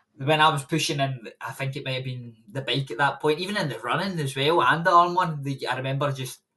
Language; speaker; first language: English; native; English